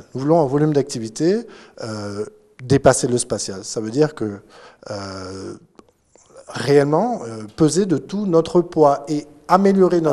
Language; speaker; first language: French; native; French